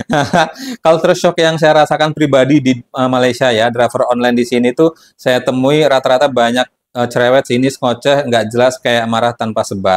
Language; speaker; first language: Indonesian; native; Indonesian